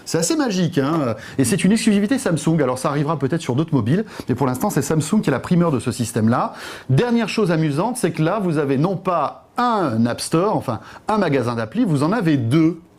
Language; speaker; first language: French; native; French